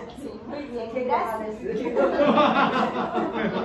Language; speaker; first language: Japanese; non-native, learner; Spanish